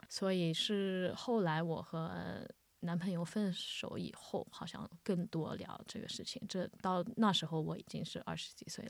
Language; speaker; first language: Chinese; early bilingual, heritage; Wu Chinese